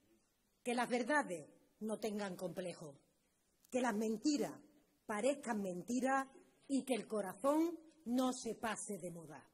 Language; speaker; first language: Spanish; native; Spanish